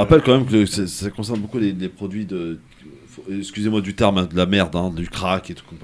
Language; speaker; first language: French; native; French